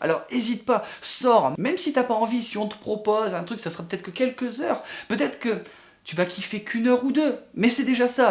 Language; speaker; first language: French; native; French